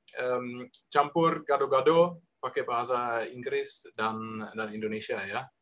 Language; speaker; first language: Indonesian; non-native, learner; German